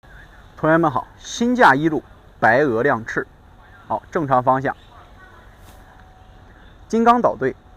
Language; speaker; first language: Chinese; native; Chinese